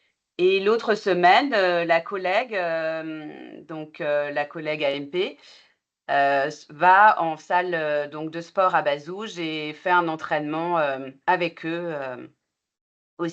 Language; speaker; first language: French; native; French